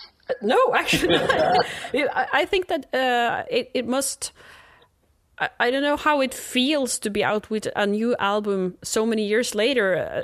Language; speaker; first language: English; non-native, fluent; Norwegian